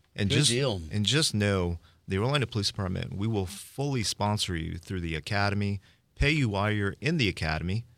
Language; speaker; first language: English; early bilingual, other home language; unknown